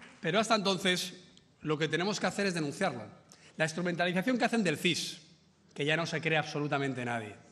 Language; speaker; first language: Spanish; native; Spanish